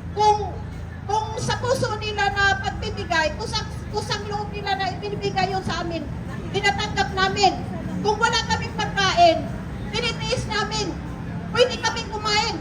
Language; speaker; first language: Filipino; non-native, local second language; Cebuano